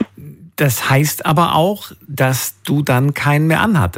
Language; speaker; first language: German; native; German